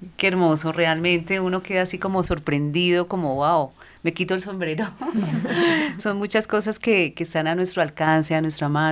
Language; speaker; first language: Spanish; native; Spanish